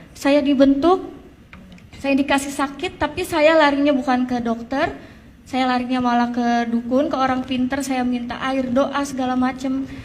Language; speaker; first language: Indonesian; native; Indonesian